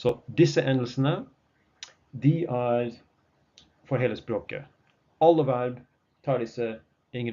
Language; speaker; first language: Norwegian; non-native, fluent; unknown